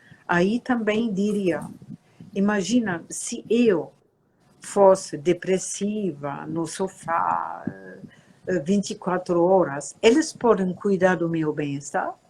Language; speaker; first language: Portuguese; non-native, fluent; German